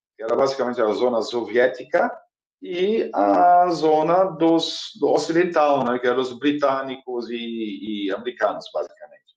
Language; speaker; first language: Portuguese; non-native, fluent; German